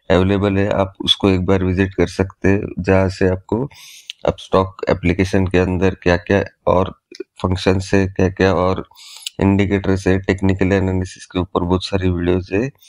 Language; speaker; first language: Hindi; native; Hindi